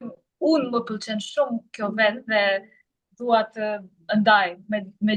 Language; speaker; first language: Albanian; non-native, learner; English